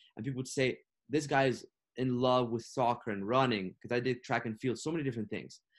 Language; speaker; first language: English; non-native, fluent; Russian